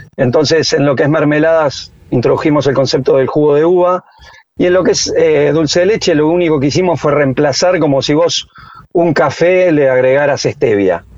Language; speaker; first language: Spanish; native; Spanish